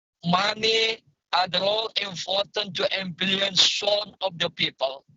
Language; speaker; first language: English; non-native, learner; Indonesian